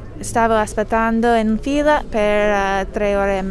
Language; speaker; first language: Italian; non-native, fluent; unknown